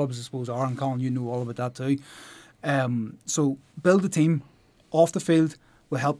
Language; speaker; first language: English; native; English